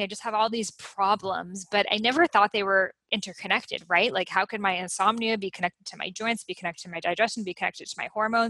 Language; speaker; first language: English; early bilingual, other home language; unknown